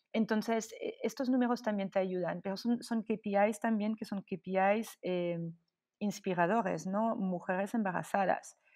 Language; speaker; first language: Spanish; non-native, fluent; French